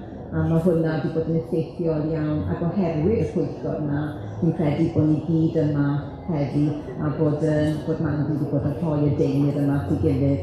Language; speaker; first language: Welsh; native; Welsh